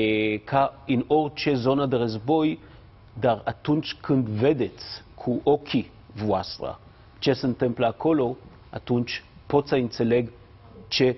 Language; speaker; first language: Romanian; non-native, fluent; Hebrew